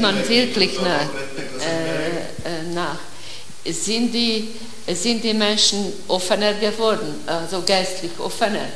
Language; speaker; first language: German; non-native, fluent; Hungarian